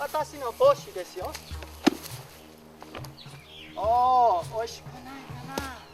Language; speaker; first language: Japanese; non-native, learner; English